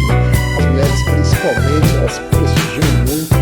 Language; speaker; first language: Portuguese; native; Portuguese